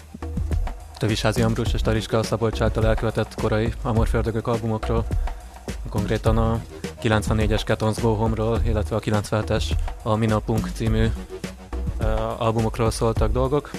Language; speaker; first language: Hungarian; native; Hungarian